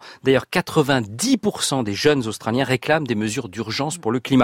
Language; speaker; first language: French; native; French